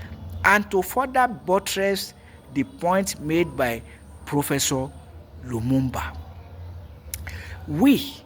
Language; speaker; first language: English; non-native, local second language; Yoruba